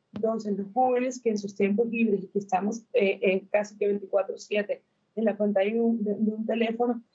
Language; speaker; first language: Spanish; native; Spanish